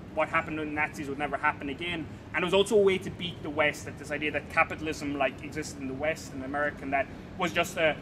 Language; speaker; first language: English; native; English